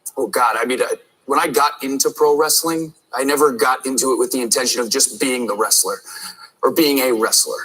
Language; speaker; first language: English; native; English